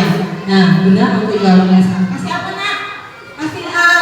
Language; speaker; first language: Indonesian; native; Indonesian